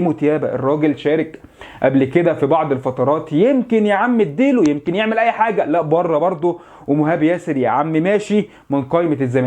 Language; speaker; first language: Arabic; native; Arabic